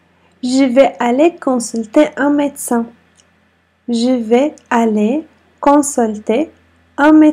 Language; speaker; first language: French; non-native, fluent; Arabic